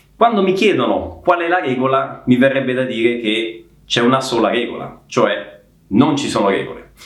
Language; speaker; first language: Italian; native; Italian